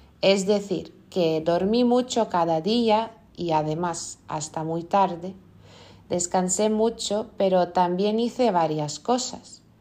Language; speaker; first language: Spanish; non-native, fluent; Lithuanian